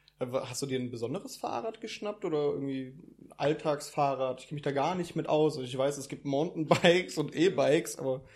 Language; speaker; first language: German; early bilingual, other home language; Italian